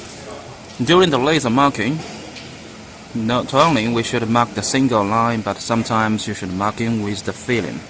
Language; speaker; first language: English; non-native, learner; Chinese